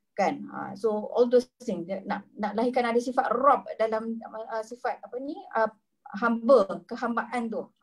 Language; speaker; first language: Malay; native; Malay